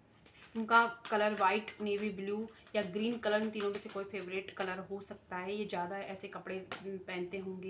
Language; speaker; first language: Hindi; native; Hindi